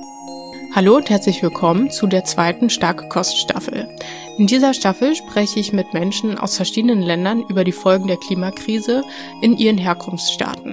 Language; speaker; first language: German; native; German